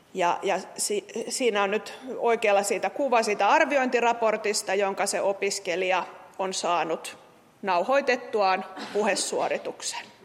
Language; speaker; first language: Finnish; native; Finnish